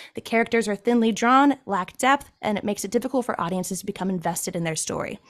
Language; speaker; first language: English; native; English